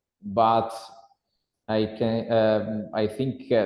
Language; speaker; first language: English; non-native, learner; Italian